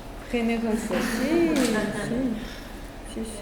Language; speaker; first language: Spanish; non-native, fluent; French